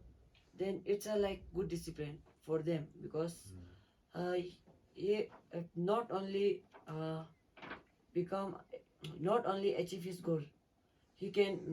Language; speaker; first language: English; non-native, learner; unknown